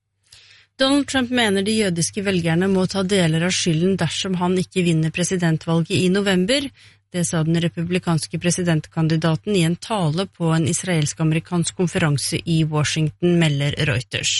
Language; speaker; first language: Norwegian; native; Norwegian